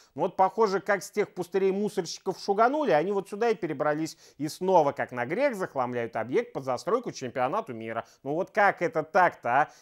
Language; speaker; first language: Russian; native; Russian